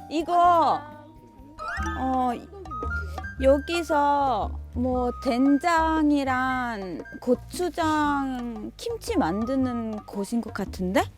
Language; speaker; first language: Korean; non-native, fluent; Italian